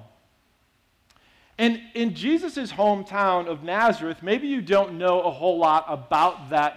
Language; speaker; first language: English; native; English